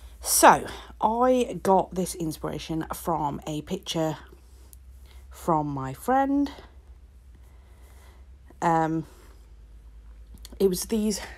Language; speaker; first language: English; native; English